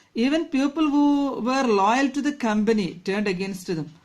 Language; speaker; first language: English; non-native, local second language; Malayalam